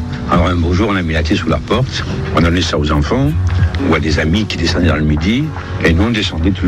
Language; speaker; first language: French; early bilingual, other home language; Italian